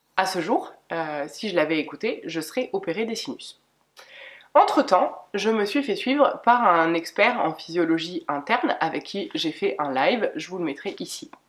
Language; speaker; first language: French; native; French